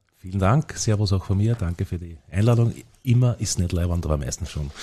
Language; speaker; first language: German; native; German